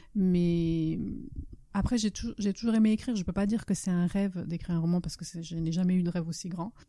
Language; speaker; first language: French; early bilingual, other home language; Italian